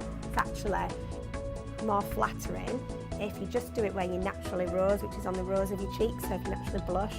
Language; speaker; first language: English; native; English